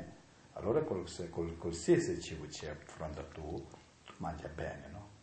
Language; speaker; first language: Italian; non-native, learner; Tibetan